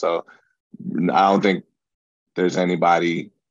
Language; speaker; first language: English; native; English